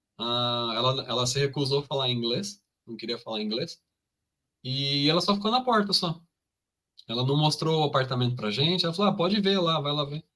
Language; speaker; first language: Portuguese; native; Portuguese